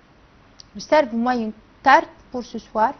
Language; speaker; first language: French; non-native, fluent; Arabic